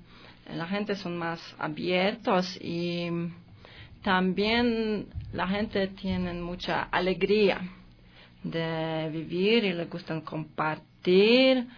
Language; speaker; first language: Spanish; non-native, learner; Polish